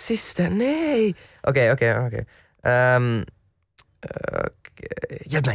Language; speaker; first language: Norwegian; non-native, learner; Swedish